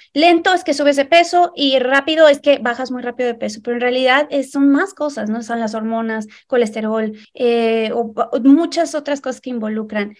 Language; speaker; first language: Spanish; native; Spanish